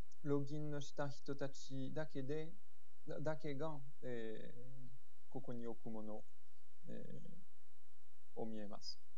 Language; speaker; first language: Japanese; non-native, fluent; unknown